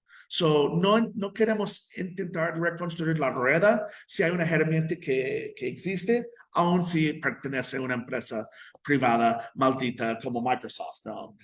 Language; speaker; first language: Spanish; non-native, fluent; English